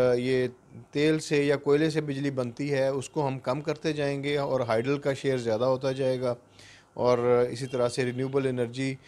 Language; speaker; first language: Urdu; non-native, local second language; Punjabi